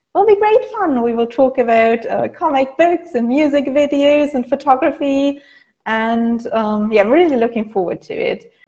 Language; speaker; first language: English; non-native, fluent; German